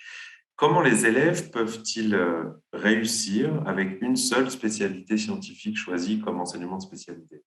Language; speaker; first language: French; native; French